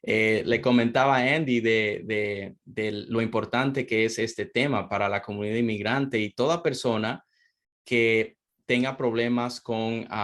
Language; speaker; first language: Spanish; non-native, fluent; English